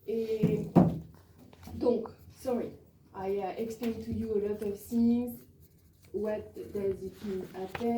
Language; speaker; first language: English; non-native, learner; French